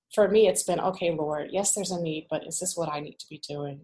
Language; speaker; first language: English; native; English